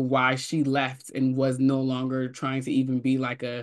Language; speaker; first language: English; native; English